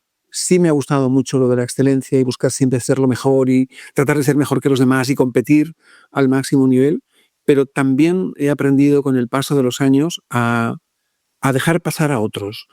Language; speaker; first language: Spanish; native; Spanish